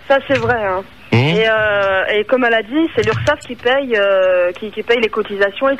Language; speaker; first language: French; native; French